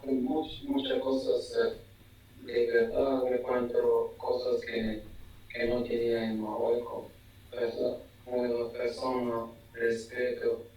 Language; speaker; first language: Spanish; non-native, learner; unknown